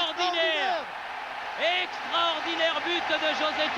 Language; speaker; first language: French; native; French